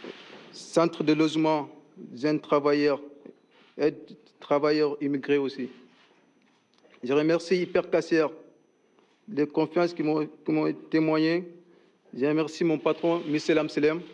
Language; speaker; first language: French; non-native, learner; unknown